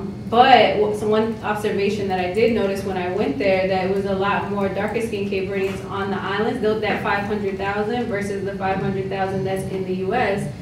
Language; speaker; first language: English; native; English